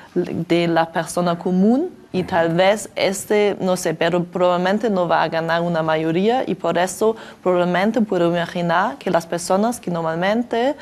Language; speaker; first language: Spanish; non-native, learner; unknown